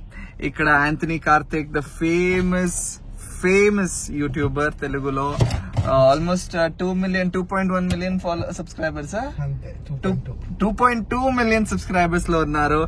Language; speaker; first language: Telugu; non-native, learner; Kannada